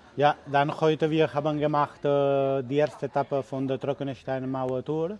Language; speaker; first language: German; non-native, learner; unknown